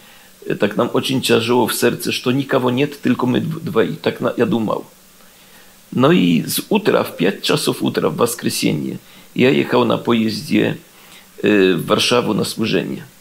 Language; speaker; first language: Russian; non-native, learner; Polish